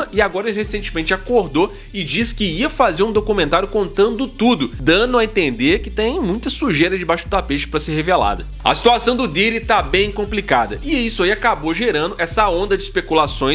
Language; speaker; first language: Portuguese; native; Portuguese